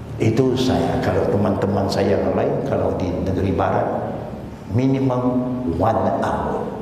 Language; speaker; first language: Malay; non-native, local second language; Chinese